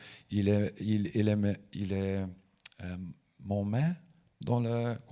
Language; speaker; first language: French; non-native, local second language; Dutch